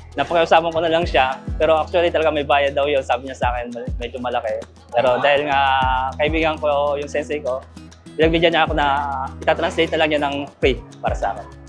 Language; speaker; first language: Filipino; native; Filipino